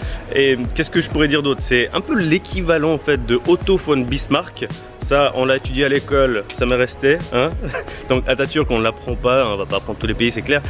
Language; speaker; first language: French; native; French